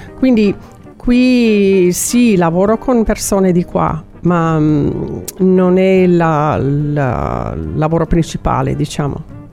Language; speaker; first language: Italian; non-native, fluent; English